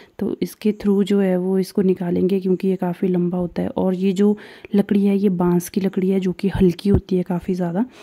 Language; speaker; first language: Hindi; non-native, local second language; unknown